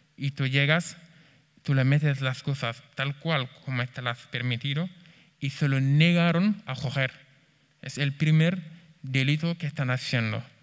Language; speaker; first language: Spanish; non-native, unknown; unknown